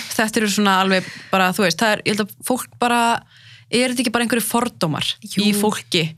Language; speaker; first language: Icelandic; early bilingual, other home language; Arabic